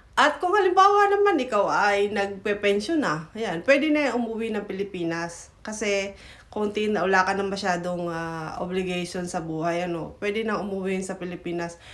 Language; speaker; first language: Filipino; native; Filipino